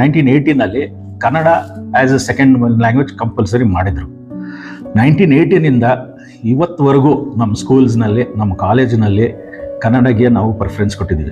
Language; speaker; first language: Kannada; non-native, local second language; Urdu